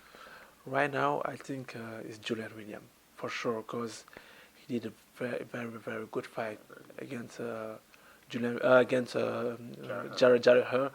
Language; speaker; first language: English; non-native, learner; French